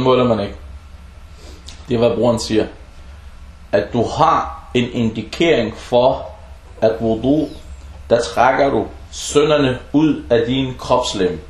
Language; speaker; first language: Danish; early bilingual, other home language; Arabic